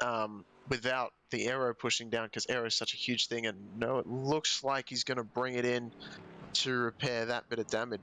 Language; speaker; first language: English; native; English